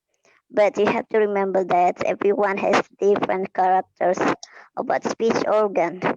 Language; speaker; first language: English; non-native, fluent; Indonesian